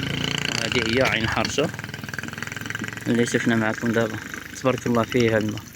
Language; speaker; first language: Arabic; native; Arabic